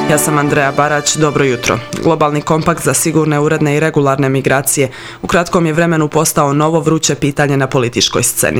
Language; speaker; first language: Croatian; native; Croatian